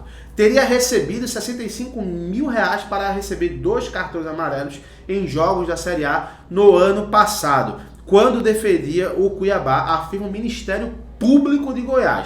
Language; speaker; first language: Portuguese; native; Portuguese